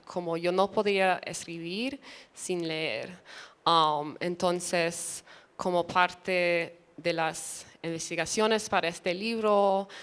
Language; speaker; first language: Spanish; early bilingual, other home language; English